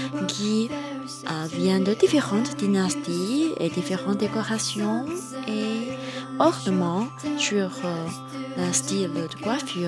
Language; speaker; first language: French; non-native, fluent; Chinese